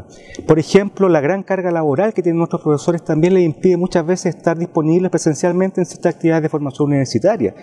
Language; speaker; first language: Spanish; native; Spanish